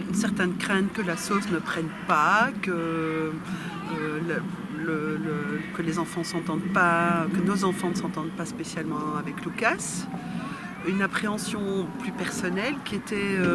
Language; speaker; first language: French; native; French